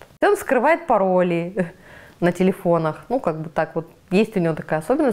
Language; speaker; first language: Russian; native; Russian